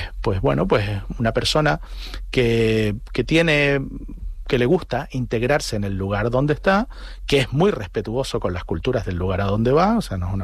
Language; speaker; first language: Spanish; native; Spanish